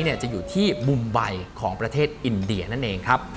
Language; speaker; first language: Thai; native; Thai